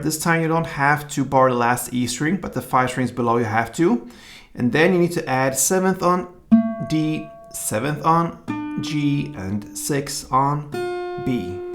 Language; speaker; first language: English; non-native, fluent; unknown